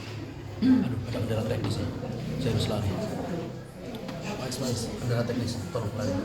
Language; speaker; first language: Indonesian; native; Indonesian